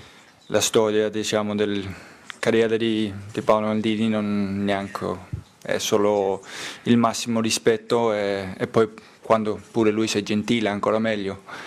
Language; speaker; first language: Italian; non-native, learner; Danish